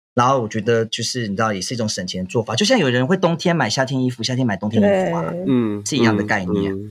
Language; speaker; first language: Chinese; native; Chinese